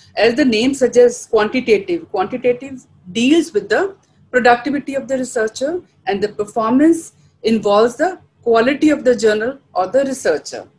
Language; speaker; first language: English; non-native, local second language; Hindi